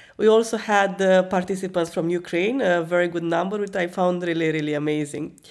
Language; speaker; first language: English; non-native, fluent; Romanian